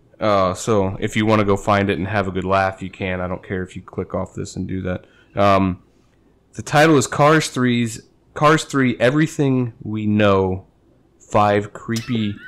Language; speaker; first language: English; native; English